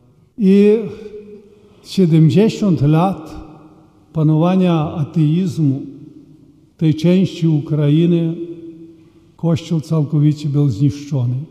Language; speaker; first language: Polish; early bilingual, heritage; Polish